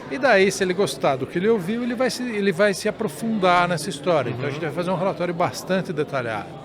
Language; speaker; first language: Portuguese; native; Portuguese